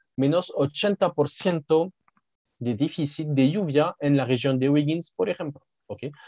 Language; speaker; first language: Spanish; non-native, fluent; French